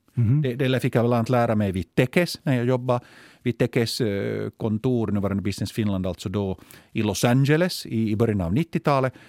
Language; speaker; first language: Swedish; native; Swedish